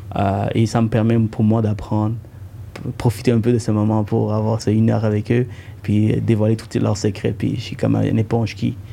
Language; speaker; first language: French; early bilingual, other home language; Tamil